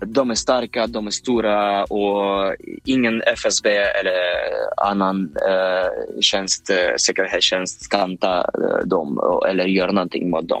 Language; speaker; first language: Swedish; non-native, fluent; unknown